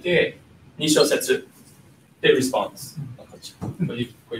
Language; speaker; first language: Japanese; non-native, fluent; English